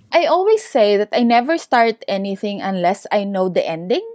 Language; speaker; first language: English; non-native, local second language; Filipino